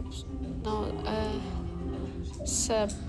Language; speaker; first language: French; non-native, learner; Ukrainian